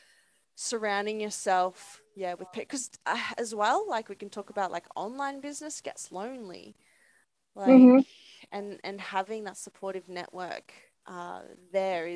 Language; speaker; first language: English; native; English